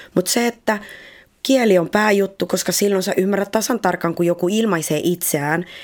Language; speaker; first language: Finnish; early bilingual, other home language; Spanish